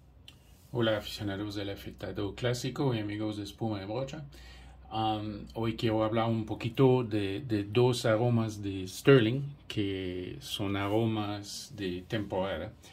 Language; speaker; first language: Spanish; non-native, fluent; English